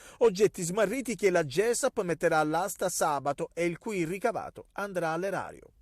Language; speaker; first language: Italian; native; Italian